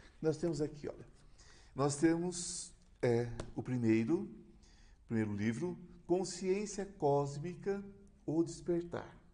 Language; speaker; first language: Portuguese; native; Portuguese